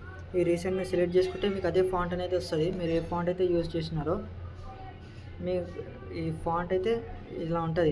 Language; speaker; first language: Telugu; native; Telugu